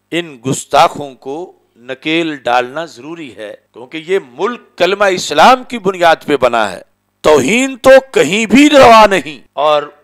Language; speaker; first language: Urdu; non-native, local second language; Punjabi